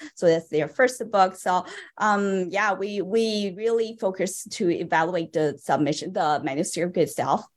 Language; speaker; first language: English; non-native, fluent; Chinese